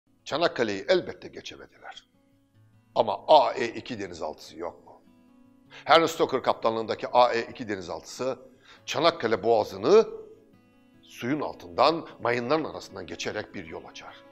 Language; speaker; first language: Turkish; native; Turkish